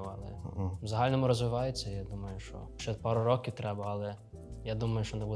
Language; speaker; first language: Ukrainian; early bilingual, other home language; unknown